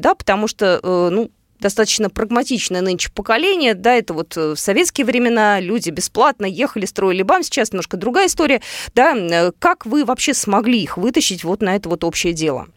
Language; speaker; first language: Russian; native; Russian